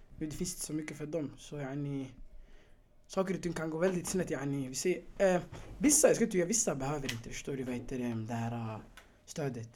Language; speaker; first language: Swedish; early bilingual, other home language; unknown